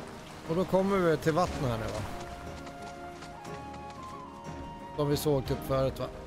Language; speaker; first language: Swedish; native; Swedish